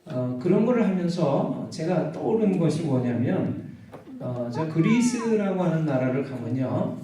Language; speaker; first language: Korean; native; Korean